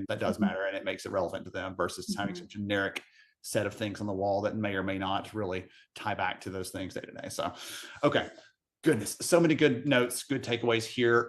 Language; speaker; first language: English; native; English